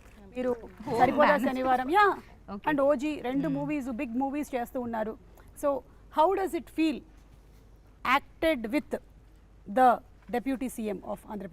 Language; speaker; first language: Telugu; native; Telugu